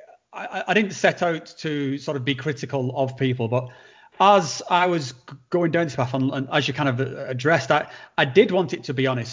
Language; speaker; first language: English; native; English